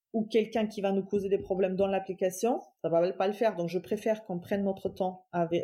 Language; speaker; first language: French; non-native, fluent; German